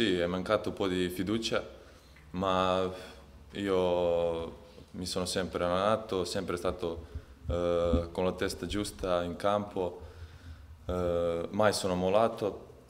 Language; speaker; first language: Italian; non-native, fluent; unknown